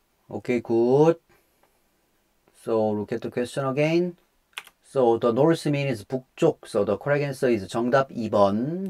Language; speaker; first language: English; non-native, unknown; Korean